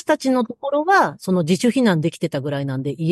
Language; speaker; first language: Japanese; native; Japanese